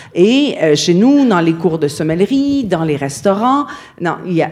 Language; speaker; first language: French; native; French